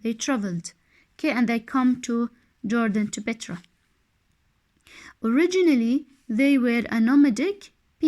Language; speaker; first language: English; non-native, fluent; Arabic